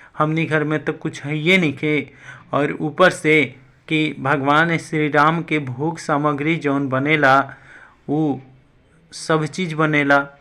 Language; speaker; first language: Bhojpuri; non-native, local second language; Awadhi